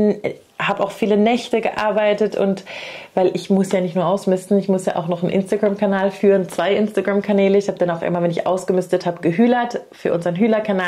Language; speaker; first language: German; native; German